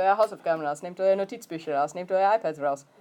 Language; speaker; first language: German; non-native, fluent; English